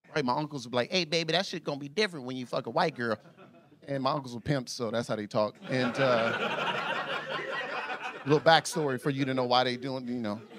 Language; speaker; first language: English; native; English